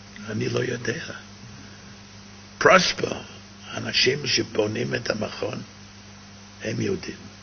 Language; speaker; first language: Hebrew; non-native, fluent; English